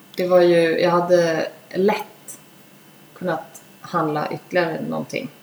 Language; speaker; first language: Swedish; native; Swedish